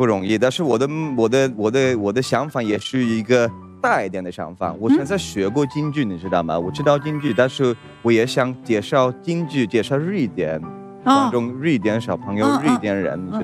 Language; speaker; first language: Chinese; non-native, fluent; Swedish